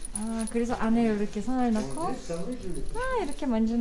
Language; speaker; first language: Korean; non-native, fluent; Uzbek